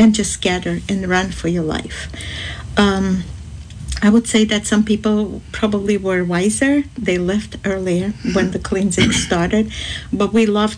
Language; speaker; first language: English; non-native, fluent; Azerbaijani